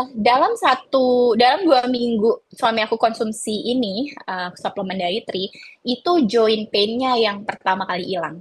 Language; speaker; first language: Indonesian; native; Indonesian